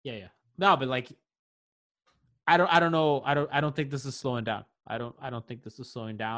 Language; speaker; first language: English; native; English